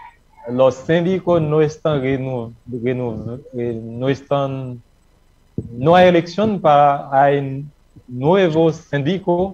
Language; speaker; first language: Spanish; non-native, learner; Haitian Creole